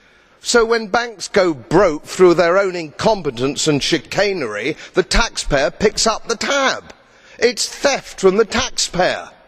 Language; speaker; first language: English; native; English